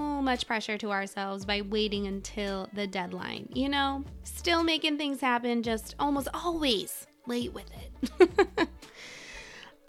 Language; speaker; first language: English; native; English